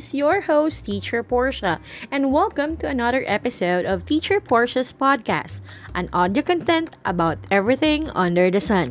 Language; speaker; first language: English; non-native, local second language; Filipino